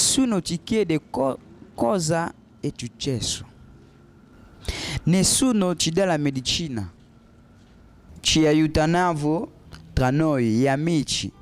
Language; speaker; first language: Italian; non-native, learner; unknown